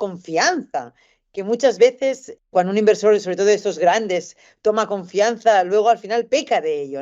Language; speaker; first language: Spanish; native; Spanish